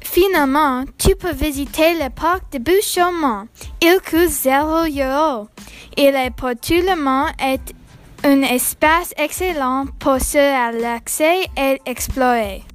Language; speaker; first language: French; non-native, learner; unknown